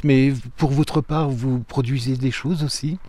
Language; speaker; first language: French; native; French